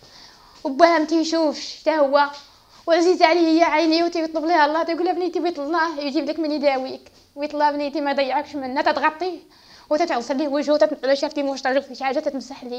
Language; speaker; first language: Arabic; native; Arabic